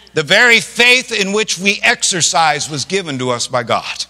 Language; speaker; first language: English; native; English